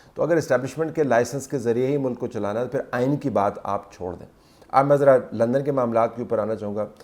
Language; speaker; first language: Urdu; non-native, local second language; Punjabi